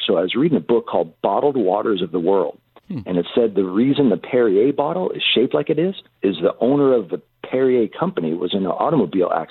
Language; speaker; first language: English; native; English